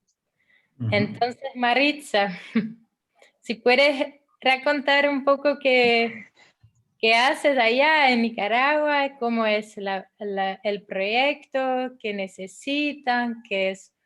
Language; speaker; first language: Spanish; non-native, fluent; Dutch